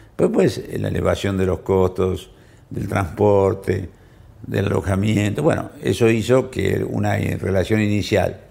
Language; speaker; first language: Spanish; native; Spanish